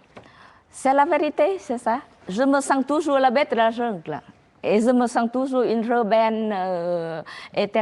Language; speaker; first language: French; non-native, learner; Vietnamese